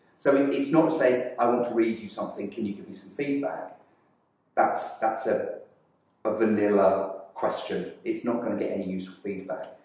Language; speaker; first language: English; native; English